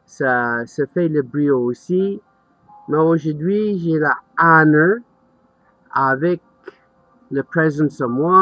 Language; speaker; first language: French; non-native, learner; English